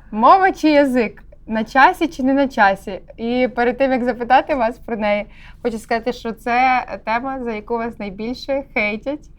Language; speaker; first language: Ukrainian; native; Ukrainian